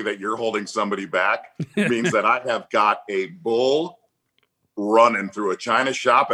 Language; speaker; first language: English; native; English